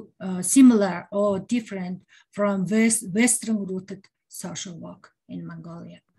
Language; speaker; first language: English; non-native, learner; Mongolian